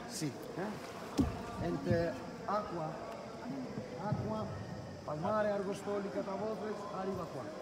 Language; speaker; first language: Italian; non-native, learner; Greek